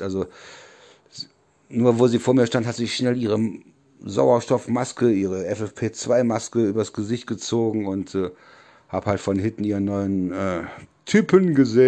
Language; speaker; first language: German; native; German